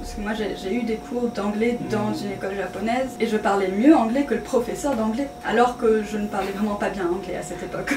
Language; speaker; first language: French; native; French